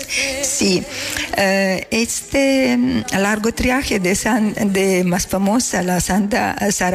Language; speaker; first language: Spanish; non-native, learner; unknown